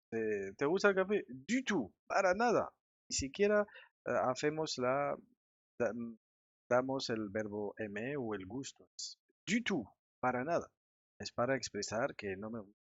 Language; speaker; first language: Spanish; non-native, fluent; French